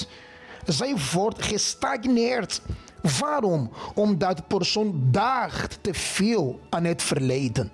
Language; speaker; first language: Dutch; non-native, fluent; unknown